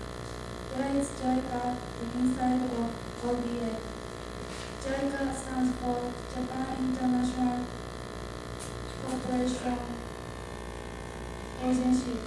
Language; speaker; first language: English; non-native, learner; Japanese